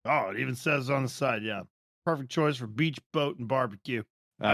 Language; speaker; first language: English; native; English